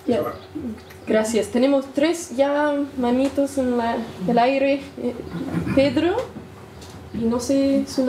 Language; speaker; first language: Spanish; non-native, fluent; English